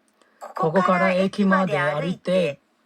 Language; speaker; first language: Japanese; non-native, fluent; Burmese